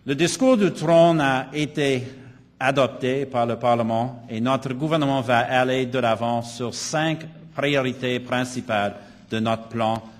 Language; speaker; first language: French; non-native, local second language; English